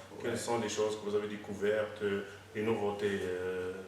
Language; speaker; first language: French; non-native, local second language; Arabic